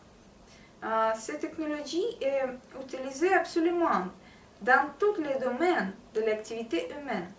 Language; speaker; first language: French; non-native, learner; Russian